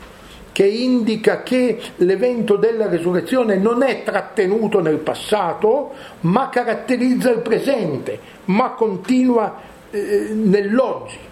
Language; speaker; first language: Italian; native; Italian